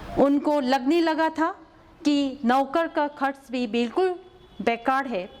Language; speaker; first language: Hindi; non-native, local second language; Manipuri